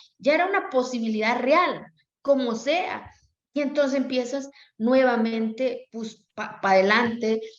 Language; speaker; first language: Spanish; non-native, local second language; Zapotec